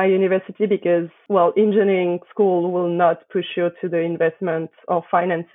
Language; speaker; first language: English; non-native, fluent; French